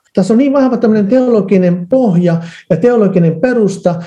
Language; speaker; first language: Finnish; native; Finnish